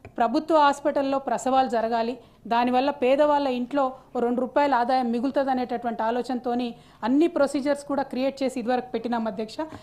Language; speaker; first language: Telugu; native; Telugu